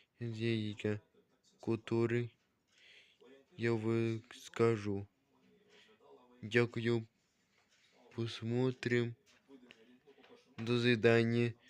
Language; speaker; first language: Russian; non-native, learner; Ukrainian